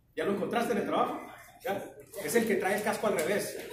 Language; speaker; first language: Spanish; native; Spanish